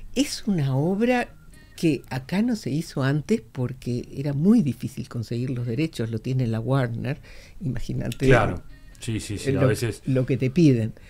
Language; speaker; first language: Spanish; native; Spanish